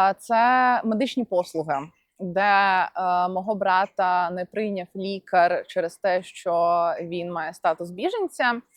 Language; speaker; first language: Ukrainian; non-native, local second language; Russian